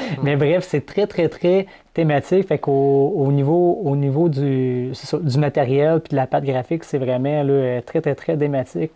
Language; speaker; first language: French; native; French